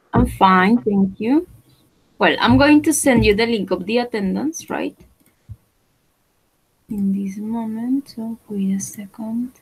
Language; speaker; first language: English; non-native, fluent; Spanish